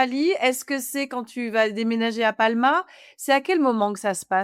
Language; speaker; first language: French; native; French